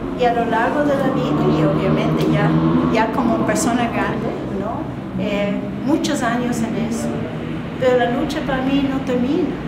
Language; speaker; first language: Spanish; non-native, fluent; English